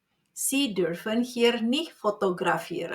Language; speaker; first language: German; non-native, fluent; Indonesian